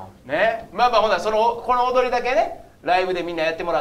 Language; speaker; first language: Japanese; native; Japanese